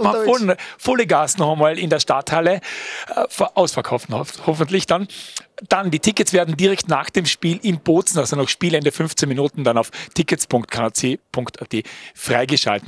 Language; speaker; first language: German; native; German